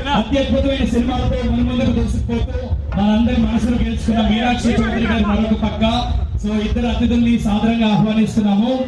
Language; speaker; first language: Telugu; native; Telugu